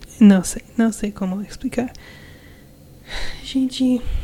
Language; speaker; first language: Portuguese; non-native, learner; English